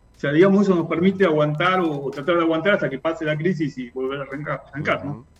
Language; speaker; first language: Spanish; native; Spanish